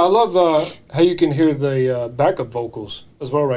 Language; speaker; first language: English; native; English